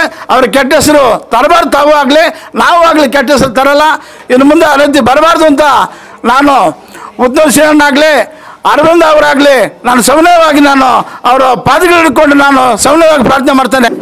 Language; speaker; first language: Kannada; native; Kannada